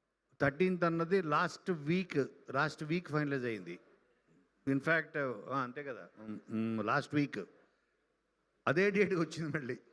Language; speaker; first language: Telugu; native; Telugu